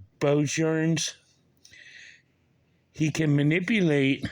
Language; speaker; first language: English; native; English